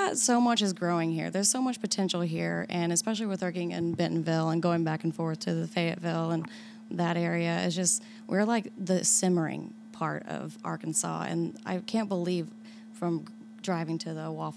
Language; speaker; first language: English; native; English